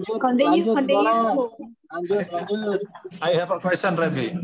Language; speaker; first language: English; non-native, learner; Indonesian